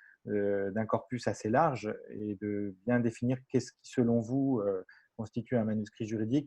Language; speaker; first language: French; native; French